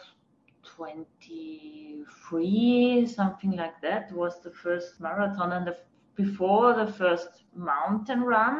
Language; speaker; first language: English; non-native, fluent; German